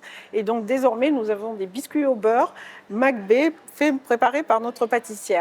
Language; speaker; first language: French; native; French